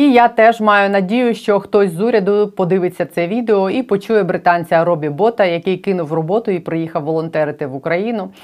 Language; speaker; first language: Ukrainian; native; Ukrainian